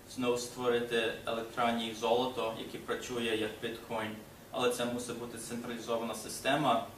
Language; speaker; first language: Ukrainian; early bilingual, other home language; English